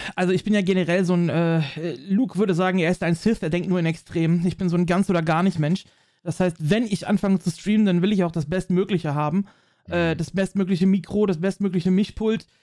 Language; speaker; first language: German; native; German